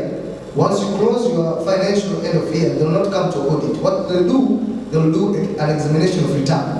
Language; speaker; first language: English; non-native, local second language; Swahili